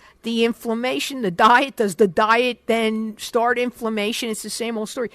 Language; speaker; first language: English; native; English